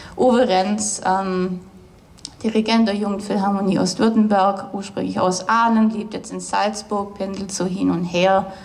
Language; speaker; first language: German; native; German